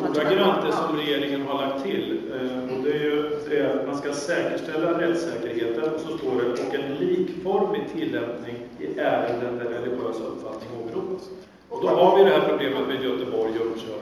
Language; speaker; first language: Swedish; native; Swedish